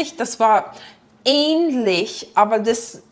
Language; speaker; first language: German; non-native, fluent; English